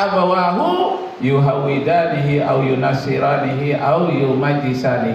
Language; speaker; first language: Indonesian; native; Indonesian